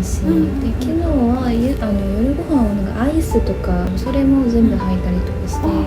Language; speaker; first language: Japanese; native; Japanese